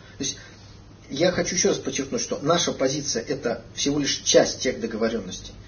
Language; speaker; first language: Russian; native; Russian